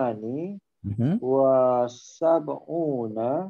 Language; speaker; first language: Arabic; non-native, learner; Malay